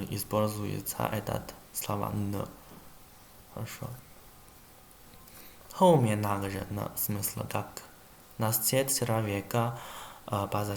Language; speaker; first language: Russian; non-native, learner; Chinese